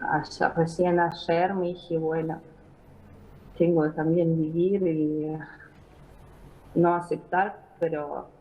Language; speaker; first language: Spanish; non-native, fluent; Ukrainian